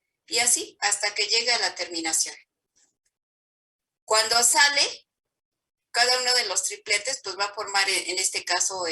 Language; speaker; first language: Spanish; native; Spanish